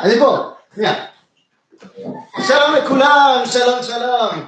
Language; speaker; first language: Hebrew; native; Hebrew